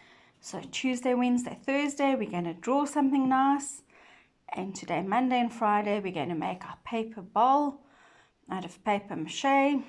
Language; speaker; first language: English; native; English